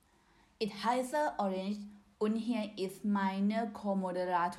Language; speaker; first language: German; non-native, learner; Thai